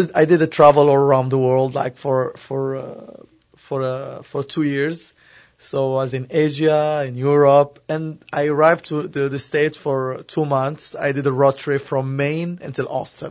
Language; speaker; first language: English; non-native, learner; Arabic